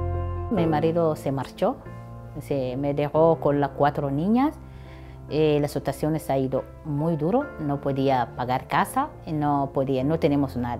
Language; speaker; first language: Spanish; non-native, learner; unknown